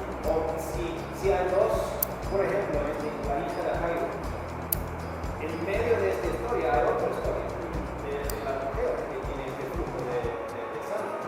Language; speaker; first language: Spanish; non-native, fluent; English